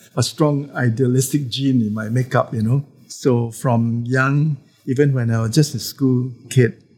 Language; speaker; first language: English; non-native, local second language; Chinese